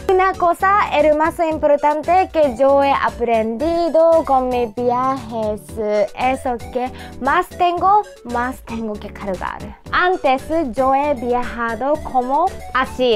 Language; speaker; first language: Spanish; non-native, learner; Japanese